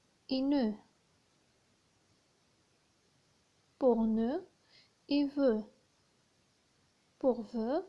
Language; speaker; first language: French; non-native, learner; Arabic